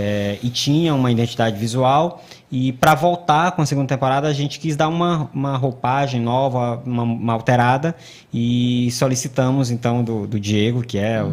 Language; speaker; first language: Portuguese; native; Portuguese